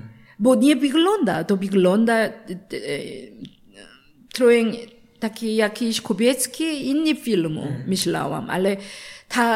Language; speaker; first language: Polish; non-native, learner; Korean